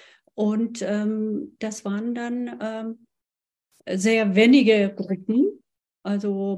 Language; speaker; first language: German; non-native, fluent; Persian